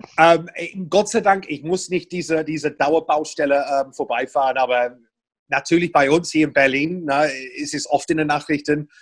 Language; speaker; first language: German; non-native, fluent; English